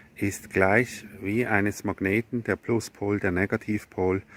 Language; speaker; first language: German; native; German